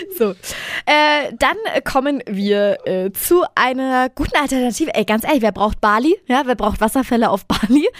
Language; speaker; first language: German; native; German